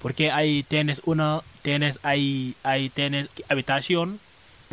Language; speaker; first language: Spanish; non-native, learner; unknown